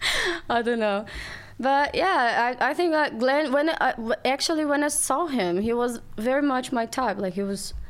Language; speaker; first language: English; non-native, learner; Portuguese